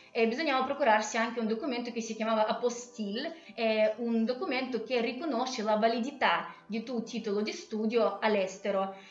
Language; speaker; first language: Italian; non-native, fluent; Russian